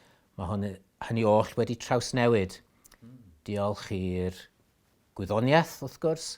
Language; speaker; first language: Welsh; native; Welsh